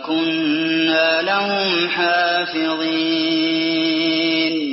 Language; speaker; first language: Arabic; native; Arabic